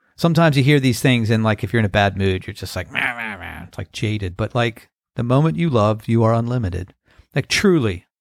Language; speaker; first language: English; native; English